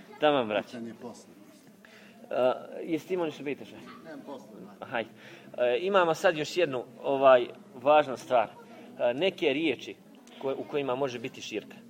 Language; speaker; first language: Bosnian; native; Bosnian